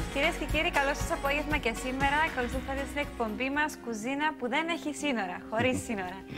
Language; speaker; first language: Greek; native; Greek